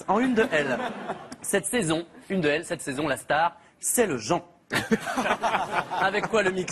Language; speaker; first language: French; native; French